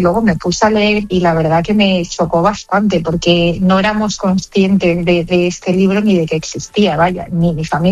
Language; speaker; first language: Spanish; native; Spanish